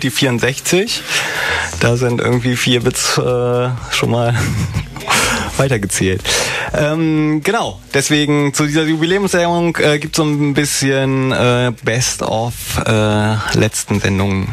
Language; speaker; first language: German; native; German